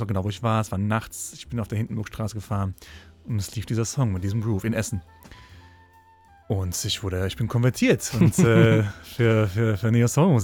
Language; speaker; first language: German; native; German